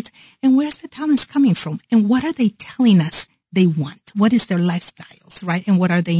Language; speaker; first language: English; non-native, fluent; Spanish